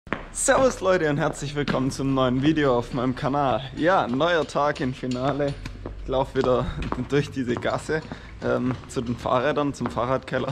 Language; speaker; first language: German; native; German